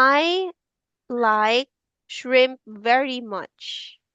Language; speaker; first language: English; non-native, fluent; Filipino